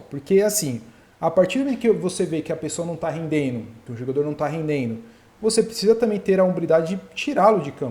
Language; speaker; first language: Portuguese; native; Portuguese